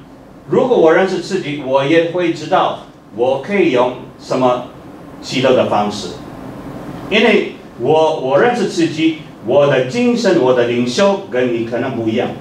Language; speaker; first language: Chinese; non-native, fluent; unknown